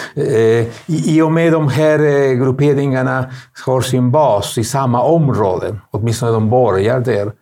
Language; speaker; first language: Swedish; non-native, fluent; Spanish